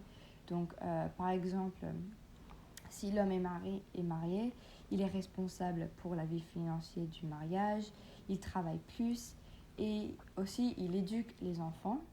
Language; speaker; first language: French; non-native, learner; English